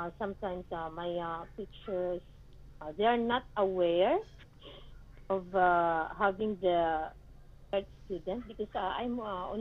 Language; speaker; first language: English; non-native, local second language; Hiligaynon